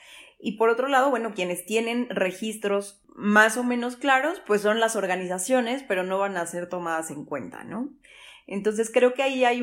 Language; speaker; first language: Spanish; native; Spanish